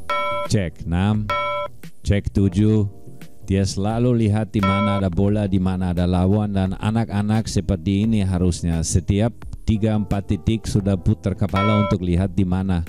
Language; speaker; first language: Indonesian; non-native, fluent; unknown